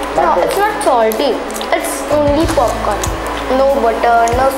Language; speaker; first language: English; non-native, local second language; Hindi